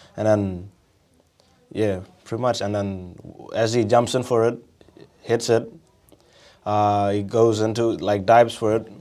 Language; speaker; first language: English; native; English